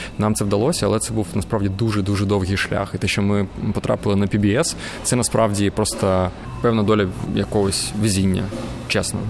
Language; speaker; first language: Ukrainian; native; Ukrainian